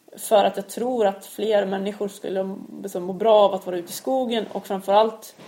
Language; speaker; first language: Swedish; native; Swedish